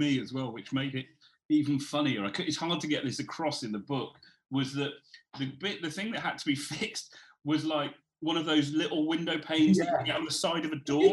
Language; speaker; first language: English; native; English